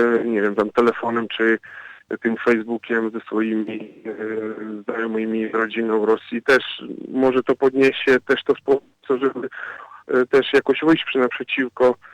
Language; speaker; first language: Polish; non-native, fluent; Ukrainian